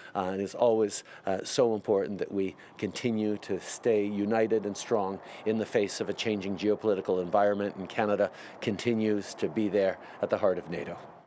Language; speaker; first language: English; native; English